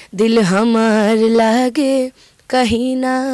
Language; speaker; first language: Hindi; native; Hindi